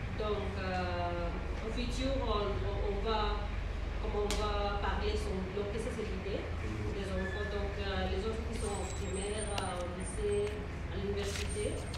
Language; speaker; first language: French; non-native, learner; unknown